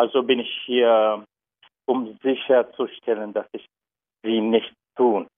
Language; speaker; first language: German; non-native, learner; Turkish